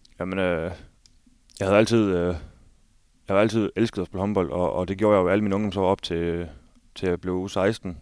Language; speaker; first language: Danish; native; Danish